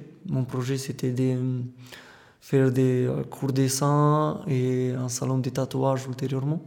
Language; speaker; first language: French; non-native, fluent; Romanian